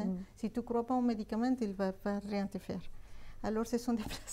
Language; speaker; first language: French; non-native, fluent; Spanish